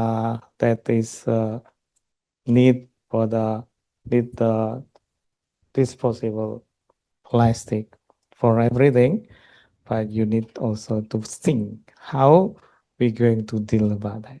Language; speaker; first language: English; non-native, local second language; Indonesian